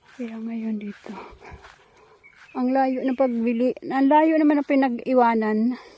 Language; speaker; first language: Filipino; non-native, local second language; Bikol